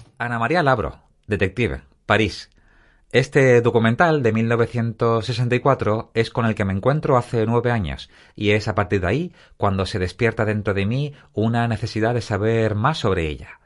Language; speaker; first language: Spanish; native; Spanish